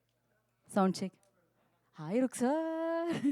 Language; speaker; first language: Telugu; native; Telugu